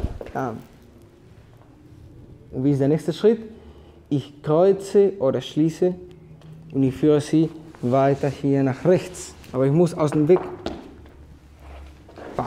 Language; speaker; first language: German; non-native, fluent; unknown